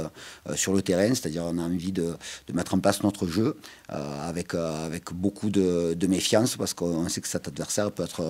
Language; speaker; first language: French; native; French